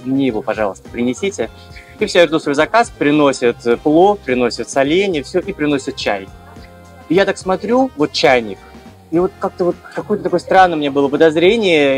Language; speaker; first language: Russian; native; Russian